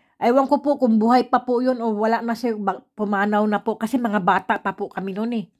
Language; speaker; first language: Filipino; native; Filipino